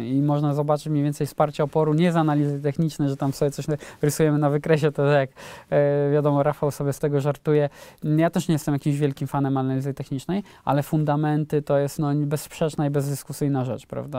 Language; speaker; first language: Polish; native; Polish